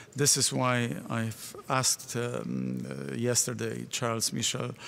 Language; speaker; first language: English; non-native, fluent; Polish